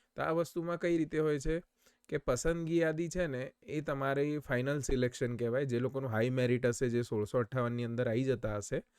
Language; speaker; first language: Gujarati; native; Gujarati